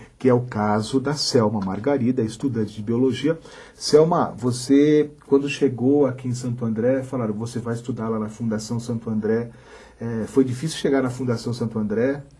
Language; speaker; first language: Portuguese; native; Portuguese